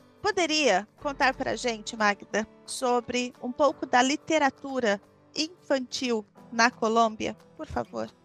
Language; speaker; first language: Portuguese; native; Portuguese